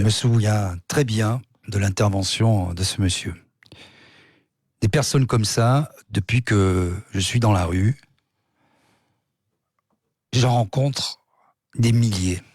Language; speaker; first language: French; native; French